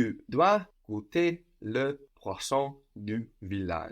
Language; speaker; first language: French; non-native, fluent; English